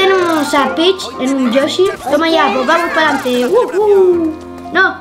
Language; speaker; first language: Spanish; native; Spanish